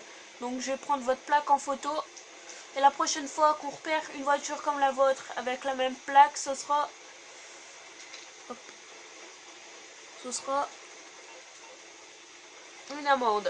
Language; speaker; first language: French; native; French